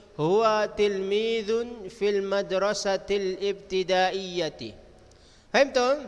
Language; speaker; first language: Arabic; non-native, fluent; Indonesian